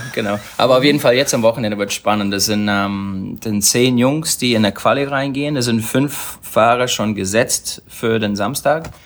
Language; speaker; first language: German; non-native, fluent; English